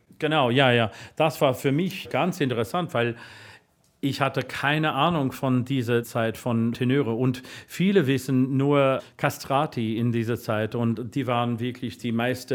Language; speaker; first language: German; non-native, learner; English